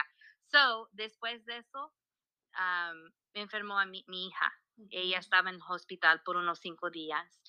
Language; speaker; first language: Spanish; early bilingual, heritage; Spanish